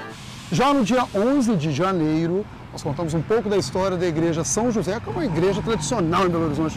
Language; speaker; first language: Portuguese; native; Portuguese